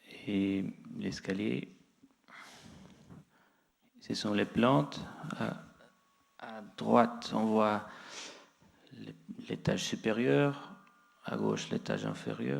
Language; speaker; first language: French; non-native, fluent; Portuguese